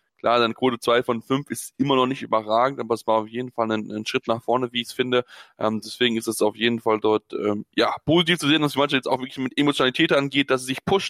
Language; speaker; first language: German; native; German